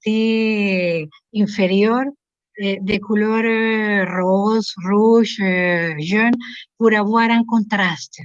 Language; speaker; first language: French; non-native, learner; Spanish